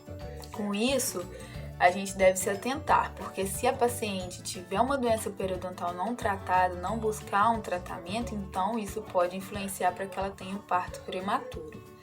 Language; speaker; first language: Portuguese; native; Portuguese